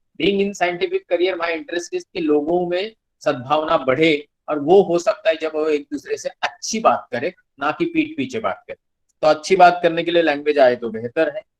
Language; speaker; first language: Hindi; non-native, local second language; Marathi